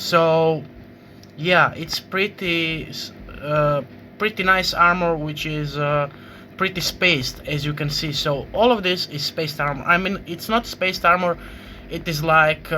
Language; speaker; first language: English; non-native, fluent; Croatian